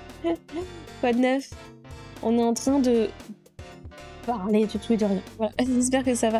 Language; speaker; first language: French; native; French